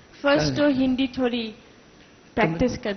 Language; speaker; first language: Hindi; non-native, learner; English